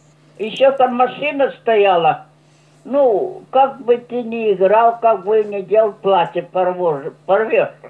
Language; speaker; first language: Russian; non-native, local second language; German